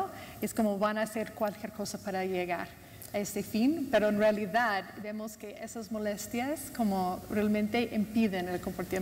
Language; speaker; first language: Spanish; non-native, fluent; English